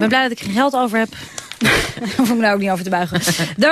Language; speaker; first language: Dutch; native; Dutch